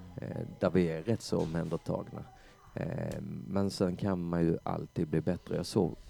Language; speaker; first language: Swedish; native; Swedish